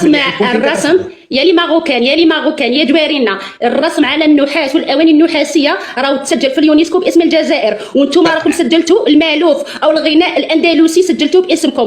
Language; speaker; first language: Arabic; native; Arabic